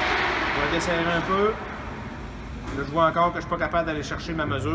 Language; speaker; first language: French; native; French